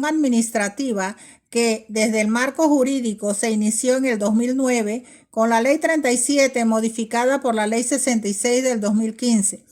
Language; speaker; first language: Spanish; native; Spanish